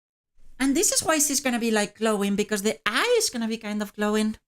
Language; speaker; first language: English; non-native, fluent; Spanish